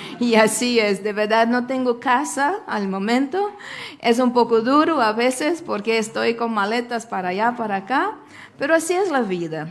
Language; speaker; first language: Spanish; non-native, fluent; Portuguese